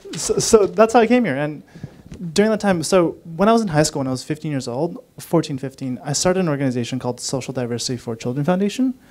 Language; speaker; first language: English; native; English